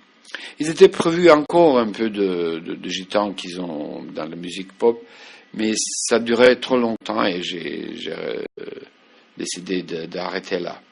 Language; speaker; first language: French; non-native, fluent; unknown